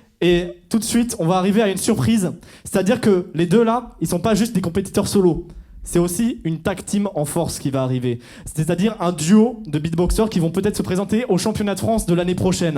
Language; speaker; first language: French; native; French